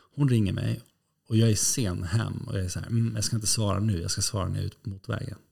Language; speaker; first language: Swedish; native; Swedish